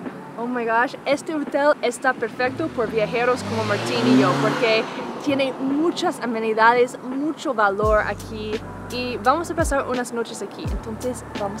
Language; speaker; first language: Spanish; non-native, fluent; English